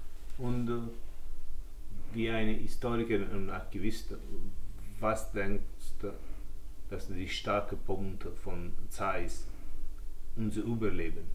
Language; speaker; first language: German; non-native, learner; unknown